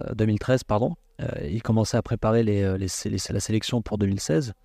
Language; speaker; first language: French; native; French